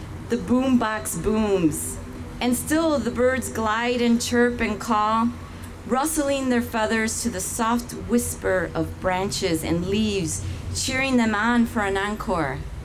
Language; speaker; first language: English; early bilingual, other home language; Spanish